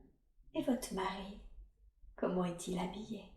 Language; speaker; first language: French; native; French